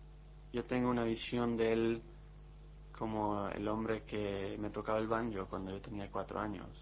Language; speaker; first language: Spanish; early bilingual, heritage; Spanish